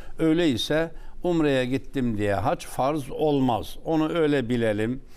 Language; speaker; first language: Turkish; native; Turkish